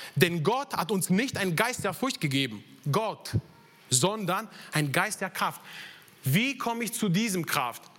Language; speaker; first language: German; non-native, fluent; Italian